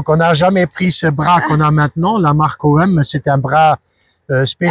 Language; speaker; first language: French; non-native, fluent; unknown